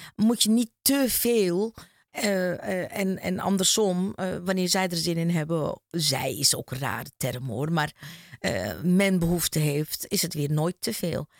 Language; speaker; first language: Dutch; early bilingual, other home language; Turkish